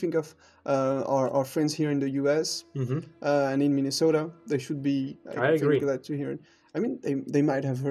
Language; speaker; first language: English; non-native, fluent; French